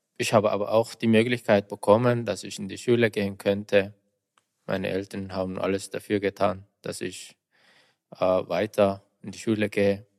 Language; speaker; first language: German; non-native, fluent; Tigrinya